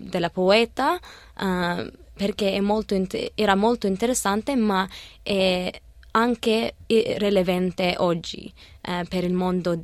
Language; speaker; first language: Italian; non-native, learner; Arabic